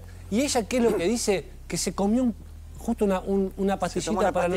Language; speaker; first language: Spanish; native; Spanish